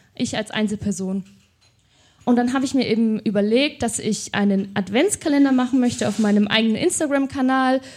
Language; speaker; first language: German; native; German